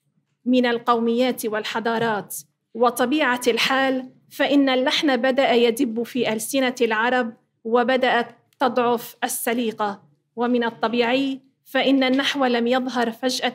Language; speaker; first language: Arabic; native; Arabic